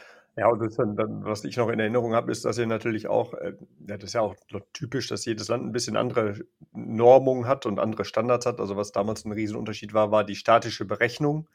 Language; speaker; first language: German; native; German